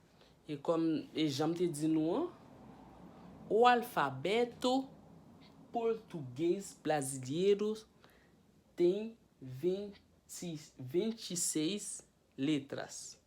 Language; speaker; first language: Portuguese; non-native, fluent; Haitian Creole